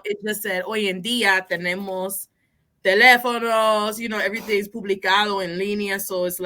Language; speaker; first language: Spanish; non-native, fluent; English